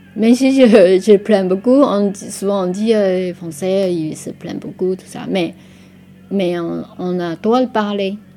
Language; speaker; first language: French; non-native, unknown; Min Nan Chinese